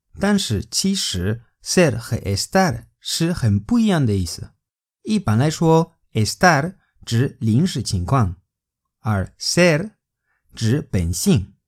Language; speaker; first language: Chinese; non-native, fluent; Spanish